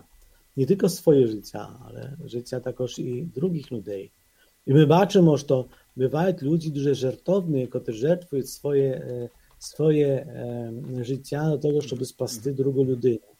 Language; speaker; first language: Polish; non-native, fluent; Ukrainian